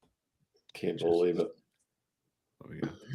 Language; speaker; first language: English; native; English